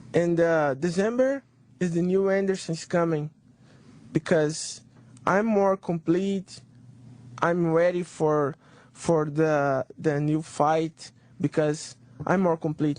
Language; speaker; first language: English; non-native, learner; Portuguese